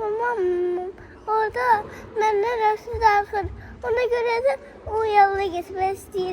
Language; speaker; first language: Turkish; non-native, learner; Azerbaijani